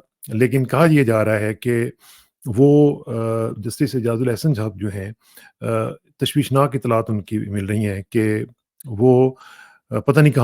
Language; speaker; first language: Urdu; native; Urdu